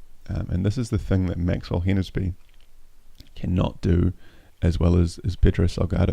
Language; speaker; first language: English; native; English